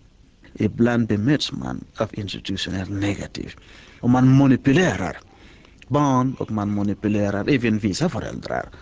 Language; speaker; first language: Swedish; early bilingual, other home language; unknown